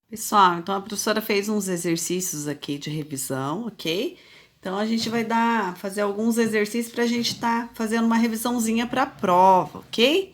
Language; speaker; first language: Portuguese; native; Portuguese